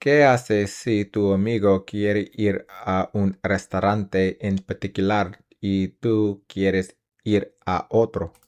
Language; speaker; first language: Spanish; non-native, learner; English